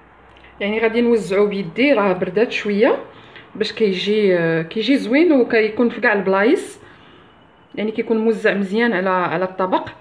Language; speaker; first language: Arabic; native; Arabic